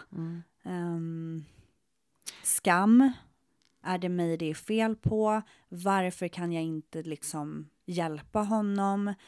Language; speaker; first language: Swedish; early bilingual, other home language; Spanish